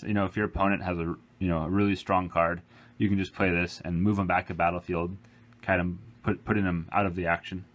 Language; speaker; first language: English; native; English